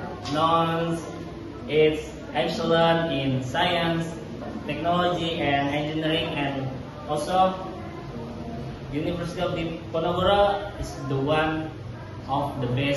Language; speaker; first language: English; non-native, learner; Indonesian